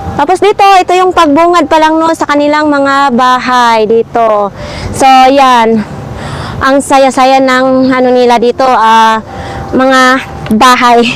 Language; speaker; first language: Filipino; non-native, local second language; Cebuano